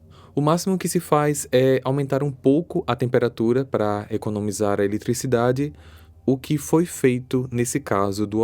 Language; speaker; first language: Portuguese; native; Portuguese